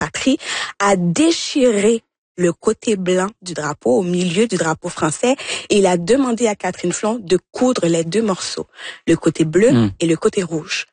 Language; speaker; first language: French; early bilingual, other home language; Haitian Creole